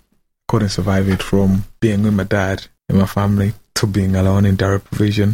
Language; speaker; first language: English; non-native, local second language; Kinyarwanda